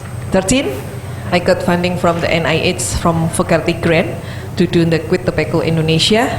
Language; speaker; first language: English; non-native, fluent; Indonesian